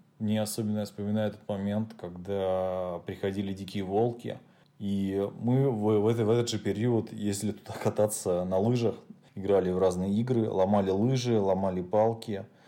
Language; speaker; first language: Russian; native; Russian